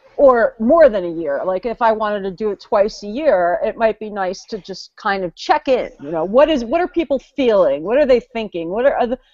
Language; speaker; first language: English; native; English